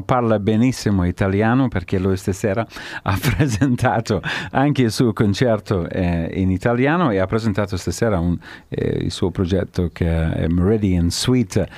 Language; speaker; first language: Italian; native; Italian